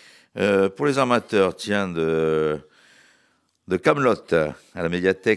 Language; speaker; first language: French; native; French